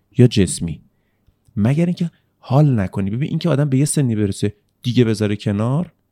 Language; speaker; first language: Persian; native; Persian